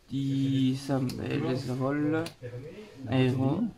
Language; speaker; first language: French; native; French